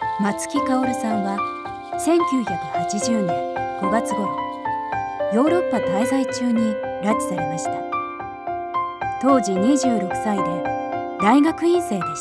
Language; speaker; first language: Japanese; native; Japanese